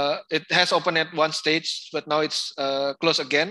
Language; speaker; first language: English; non-native, fluent; Indonesian